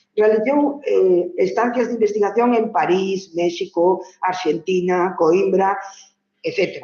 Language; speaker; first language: Spanish; non-native, local second language; Galician